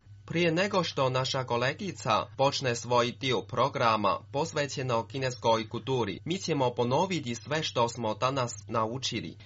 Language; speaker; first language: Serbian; non-native, fluent; Chinese